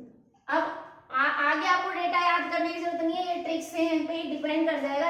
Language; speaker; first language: Hindi; native; Hindi